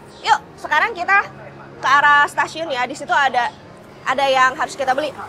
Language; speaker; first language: Indonesian; native; Indonesian